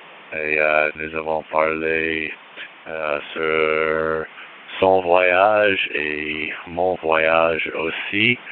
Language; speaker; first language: French; non-native, learner; English